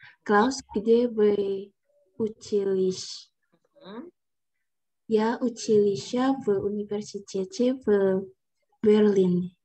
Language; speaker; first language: Russian; non-native, learner; Indonesian